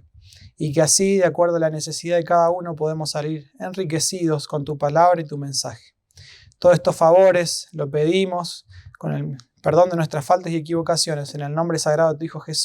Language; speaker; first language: Spanish; native; Spanish